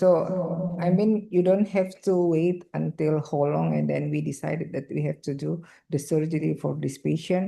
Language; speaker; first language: English; non-native, fluent; Indonesian